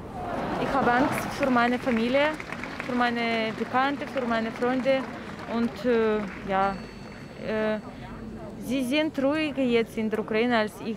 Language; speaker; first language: German; non-native, learner; Ukrainian